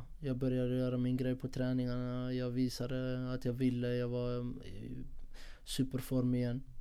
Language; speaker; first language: Swedish; non-native, fluent; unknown